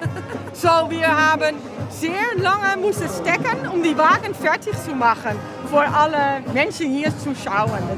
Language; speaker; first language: German; non-native, learner; Dutch